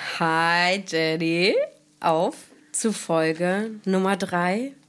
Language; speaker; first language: German; native; German